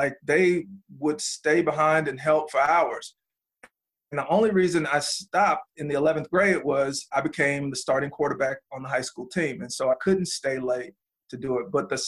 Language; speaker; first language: English; native; English